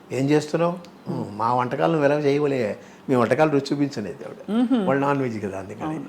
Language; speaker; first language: Telugu; native; Telugu